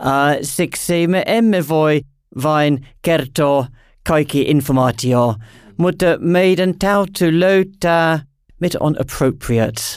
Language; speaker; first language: Finnish; non-native, learner; English